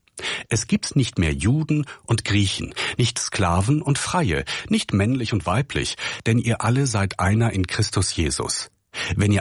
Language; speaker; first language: German; native; German